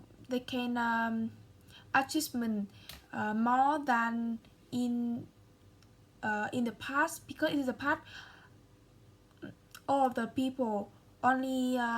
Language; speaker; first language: English; non-native, learner; Vietnamese